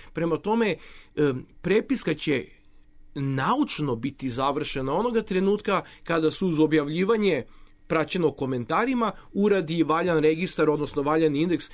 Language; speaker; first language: Serbian; native; Serbian